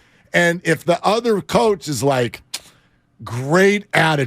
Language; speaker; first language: English; native; English